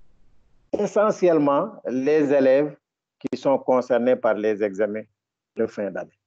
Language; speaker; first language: French; non-native, local second language; Wolof